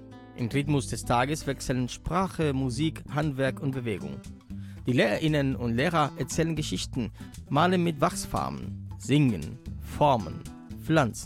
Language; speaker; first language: German; native; German